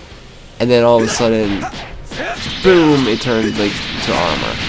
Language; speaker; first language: English; native; English